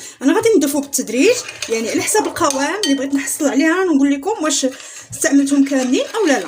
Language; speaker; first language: Arabic; native; Arabic